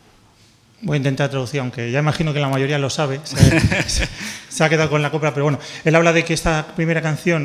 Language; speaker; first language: Spanish; native; Spanish